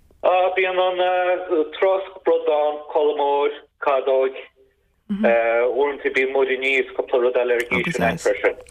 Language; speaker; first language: Irish; native; Irish